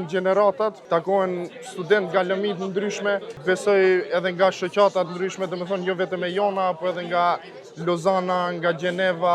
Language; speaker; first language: Albanian; early bilingual, heritage; Albanian